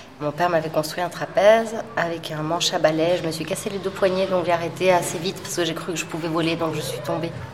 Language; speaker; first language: French; early bilingual, other home language; Spanish